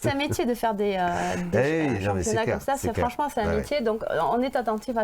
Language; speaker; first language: French; native; French